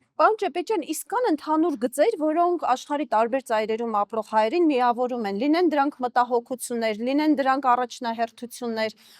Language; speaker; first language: Armenian; native; Armenian